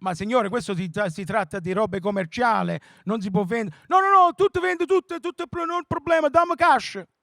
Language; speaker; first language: Italian; early bilingual, other home language; English